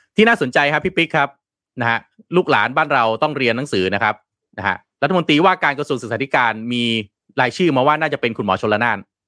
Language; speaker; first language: Thai; non-native, local second language; Lao